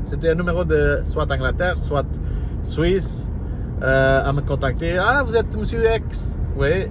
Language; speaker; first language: French; non-native, fluent; Portuguese